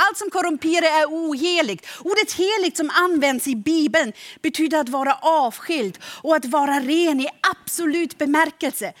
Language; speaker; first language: Swedish; non-native, fluent; German